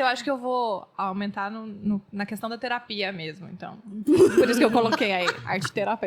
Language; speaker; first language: Portuguese; native; Portuguese